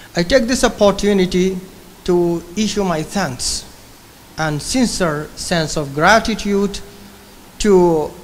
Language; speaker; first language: English; non-native, fluent; Arabic